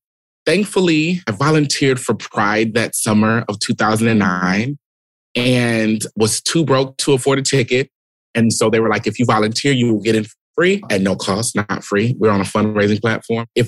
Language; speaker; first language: English; native; English